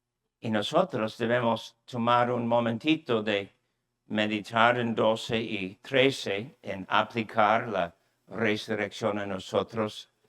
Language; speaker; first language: Spanish; non-native, fluent; English